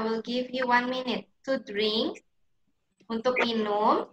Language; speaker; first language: English; non-native, learner; Indonesian